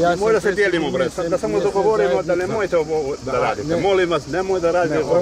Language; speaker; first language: Serbian; non-native, local second language; Albanian